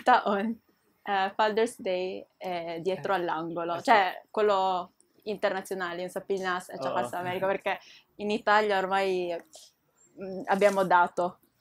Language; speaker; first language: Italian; early bilingual, other home language; Filipino